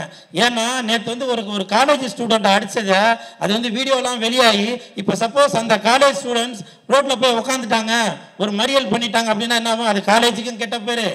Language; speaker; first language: Tamil; native; Tamil